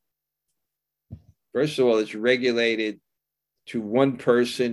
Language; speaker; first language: English; native; English